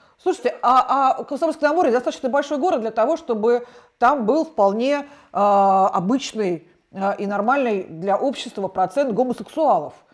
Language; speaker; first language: Russian; native; Russian